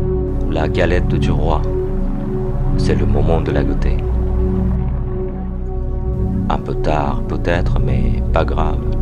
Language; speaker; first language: French; non-native, fluent; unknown